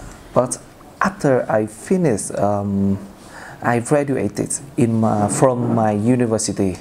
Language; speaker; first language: English; non-native, learner; Vietnamese